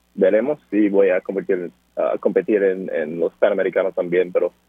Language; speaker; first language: Spanish; early bilingual, other home language; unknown